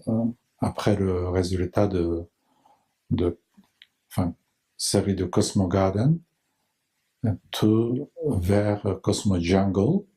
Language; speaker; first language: French; non-native, fluent; Japanese